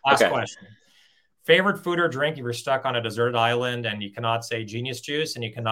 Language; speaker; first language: English; native; English